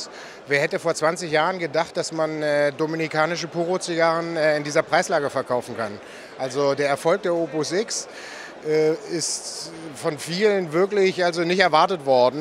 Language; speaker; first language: German; native; German